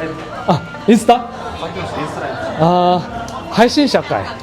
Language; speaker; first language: Japanese; non-native, fluent; Chinese